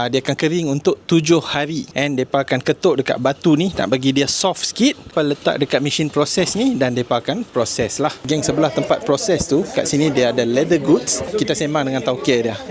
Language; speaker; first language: Malay; native; Malay